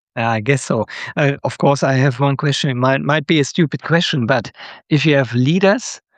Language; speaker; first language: English; non-native, fluent; German